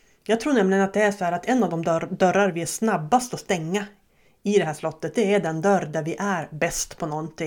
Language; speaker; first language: Swedish; native; Swedish